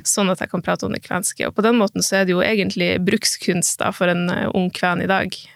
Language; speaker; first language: Norwegian; native; Norwegian